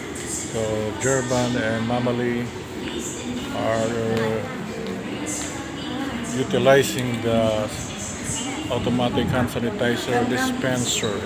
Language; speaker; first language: English; non-native, local second language; Filipino